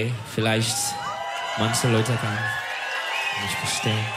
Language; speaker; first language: German; non-native, learner; Turkish